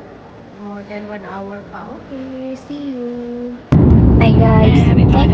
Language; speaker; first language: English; non-native, local second language; Filipino